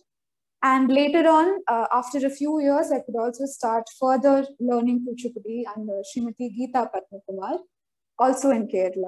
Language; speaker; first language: English; non-native, local second language; Malayalam